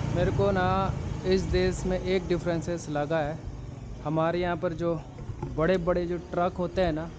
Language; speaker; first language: Hindi; native; Hindi